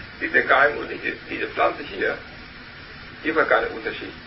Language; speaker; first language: German; non-native, learner; Vietnamese